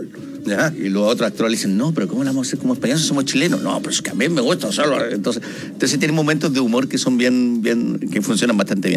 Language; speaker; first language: Spanish; native; Spanish